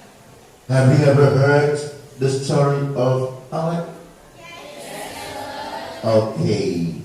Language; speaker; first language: English; non-native, learner; Indonesian